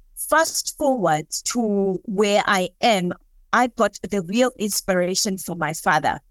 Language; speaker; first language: English; non-native, local second language; Southern Sotho